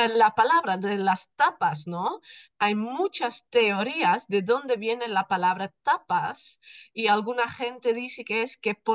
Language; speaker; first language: Spanish; non-native, fluent; Dutch